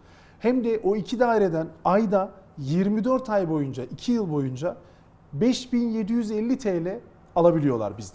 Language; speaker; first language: Turkish; native; Turkish